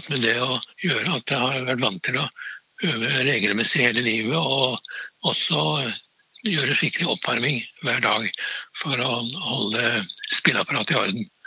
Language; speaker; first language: Norwegian; native; Norwegian